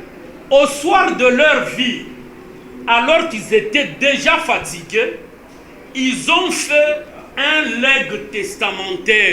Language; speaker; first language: French; non-native, local second language; Lingala